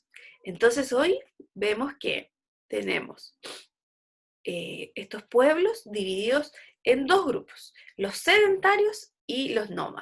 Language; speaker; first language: Spanish; native; Spanish